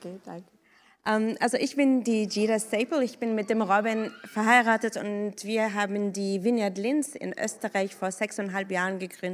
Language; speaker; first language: German; non-native, fluent; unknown